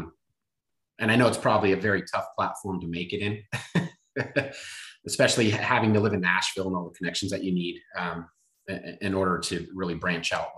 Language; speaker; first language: English; native; English